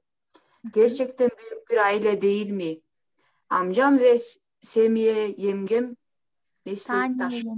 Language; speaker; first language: Turkish; non-native, learner; Kyrgyz